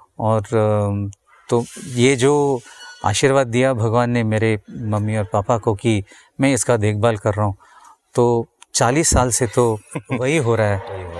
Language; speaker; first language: Hindi; non-native, local second language; Tamil